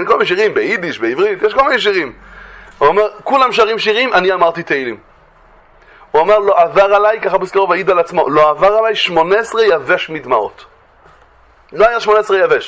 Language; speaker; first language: Hebrew; native; Hebrew